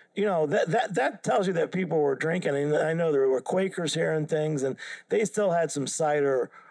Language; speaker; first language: English; native; English